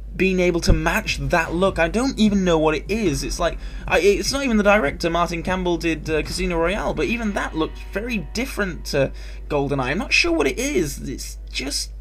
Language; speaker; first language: English; native; English